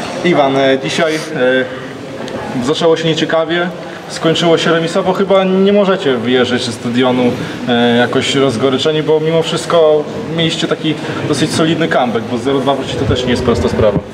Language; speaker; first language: Polish; native; Polish